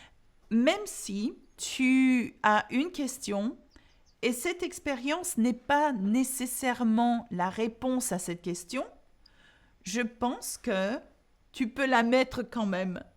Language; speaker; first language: French; non-native, fluent; English